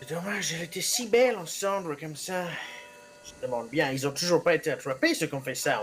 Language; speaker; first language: French; native; French